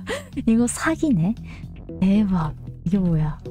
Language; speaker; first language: Korean; native; Korean